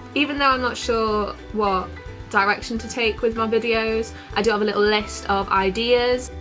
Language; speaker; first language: English; native; English